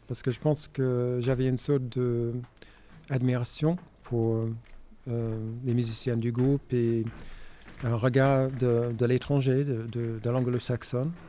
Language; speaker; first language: French; non-native, fluent; English